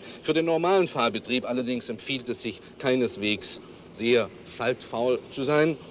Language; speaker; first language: German; native; German